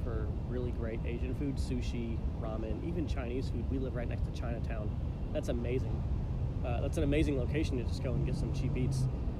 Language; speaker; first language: English; native; English